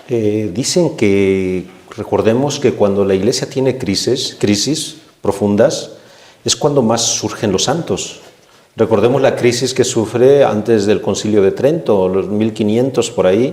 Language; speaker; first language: Spanish; native; Spanish